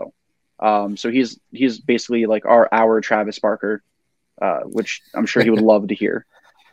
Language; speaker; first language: English; native; English